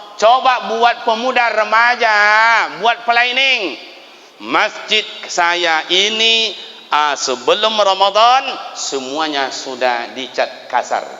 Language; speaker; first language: Malay; non-native, local second language; Minangkabau